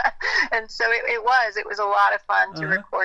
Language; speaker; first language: English; native; English